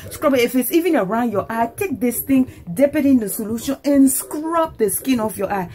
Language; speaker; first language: English; native; English